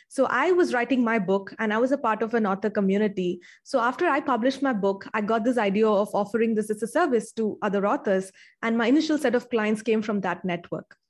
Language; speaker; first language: English; non-native, local second language; Tamil